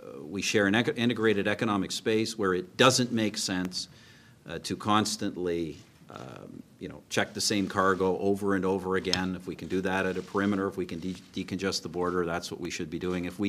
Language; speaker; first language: English; native; English